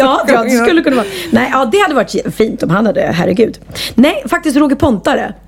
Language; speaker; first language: Swedish; native; Swedish